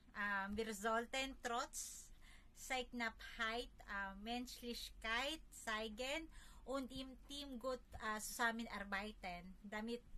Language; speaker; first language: German; non-native, learner; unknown